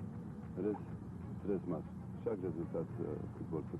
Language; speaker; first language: French; non-native, learner; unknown